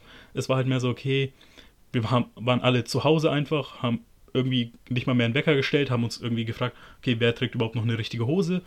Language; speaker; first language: German; native; German